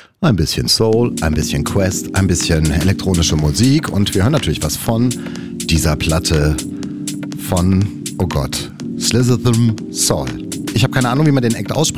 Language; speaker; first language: German; native; German